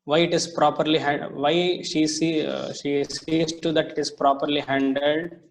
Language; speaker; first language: English; non-native, local second language; Kannada